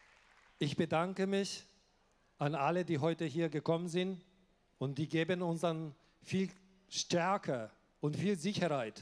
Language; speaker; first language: German; non-native, local second language; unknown